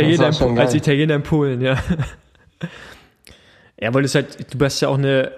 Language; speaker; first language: German; native; German